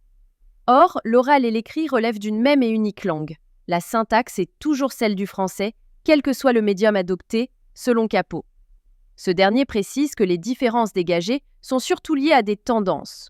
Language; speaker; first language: French; non-native, local second language; Arabic